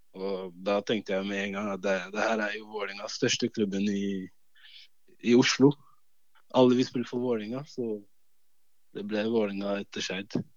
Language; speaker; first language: Norwegian; early bilingual, other home language; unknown